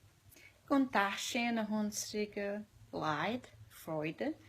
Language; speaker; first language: German; early bilingual, heritage; German